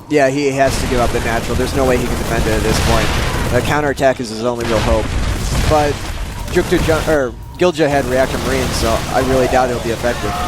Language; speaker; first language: English; native; English